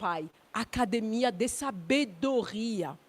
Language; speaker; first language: Portuguese; non-native, learner; Luba-Lulua